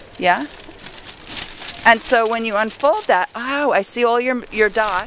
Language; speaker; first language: English; native; English